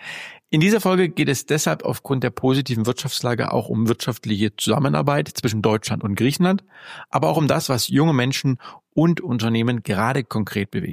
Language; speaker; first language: German; native; German